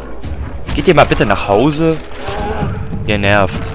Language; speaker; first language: German; native; German